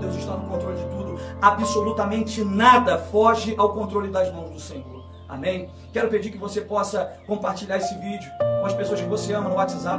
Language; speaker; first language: Portuguese; native; Portuguese